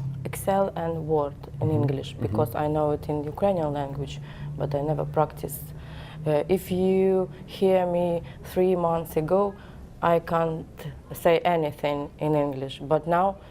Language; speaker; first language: English; non-native, learner; Ukrainian